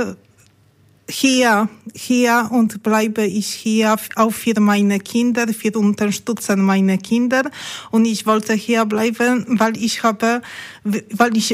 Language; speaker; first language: German; non-native, learner; Polish